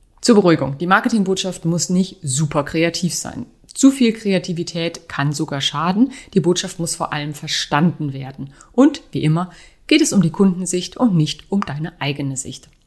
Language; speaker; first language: German; native; German